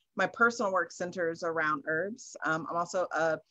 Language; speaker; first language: English; native; English